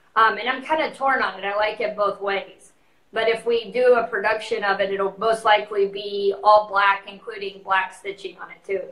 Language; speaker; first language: English; native; English